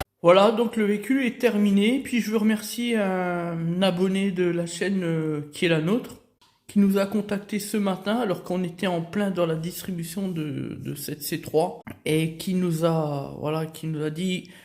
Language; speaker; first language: French; native; French